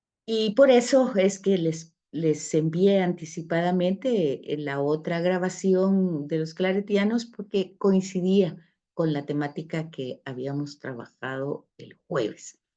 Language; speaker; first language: Spanish; native; Spanish